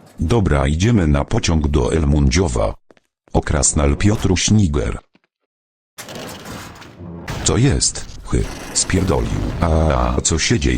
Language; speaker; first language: Polish; native; Polish